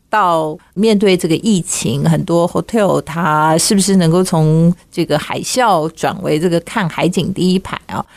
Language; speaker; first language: Chinese; native; Chinese